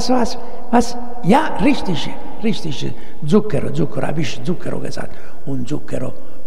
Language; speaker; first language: German; non-native, fluent; Italian